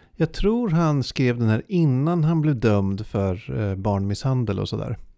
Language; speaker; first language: Swedish; native; Swedish